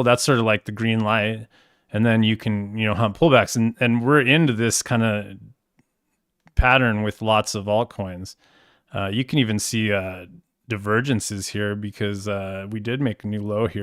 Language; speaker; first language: English; native; English